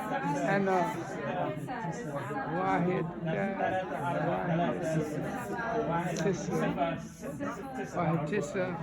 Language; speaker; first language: Arabic; non-native, learner; English